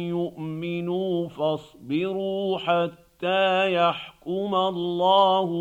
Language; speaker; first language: Arabic; native; Arabic